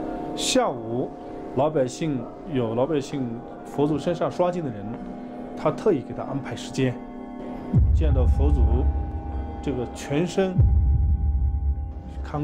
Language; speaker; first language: Chinese; non-native, local second language; Tibetan